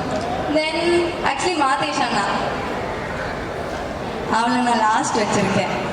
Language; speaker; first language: Tamil; non-native, learner; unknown